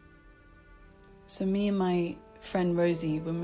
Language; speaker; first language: English; native; English